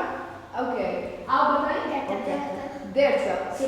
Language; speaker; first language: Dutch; non-native, fluent; Urdu